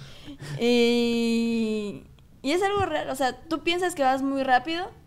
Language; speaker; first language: Spanish; native; Spanish